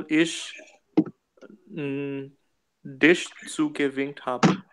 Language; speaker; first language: German; non-native, learner; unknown